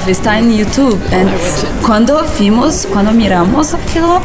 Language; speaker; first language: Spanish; non-native, learner; Portuguese